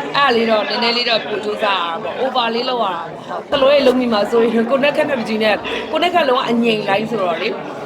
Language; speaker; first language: Burmese; non-native, local second language; Mon